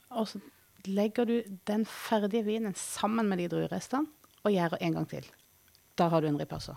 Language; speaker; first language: Norwegian; native; Norwegian